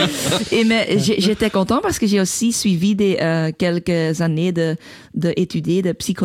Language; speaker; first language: French; non-native, local second language; Dutch